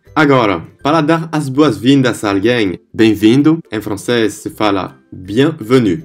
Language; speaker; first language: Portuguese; non-native, fluent; French